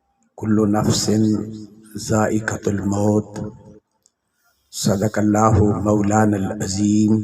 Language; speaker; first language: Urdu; non-native, local second language; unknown